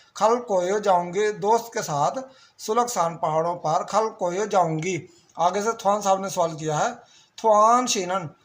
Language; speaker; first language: Urdu; native; Urdu